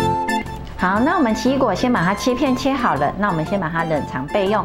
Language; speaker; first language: Chinese; native; Chinese